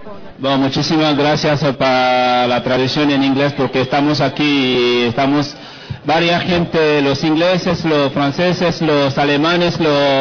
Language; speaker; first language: Spanish; non-native, fluent; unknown